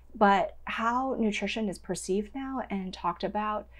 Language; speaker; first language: English; non-native, local second language; Cantonese